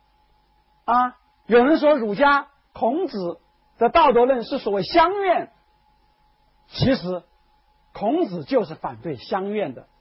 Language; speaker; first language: Chinese; native; Chinese